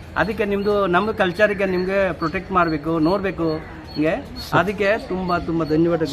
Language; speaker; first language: Kannada; non-native, learner; Chakma